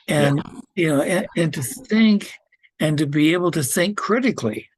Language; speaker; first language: English; native; English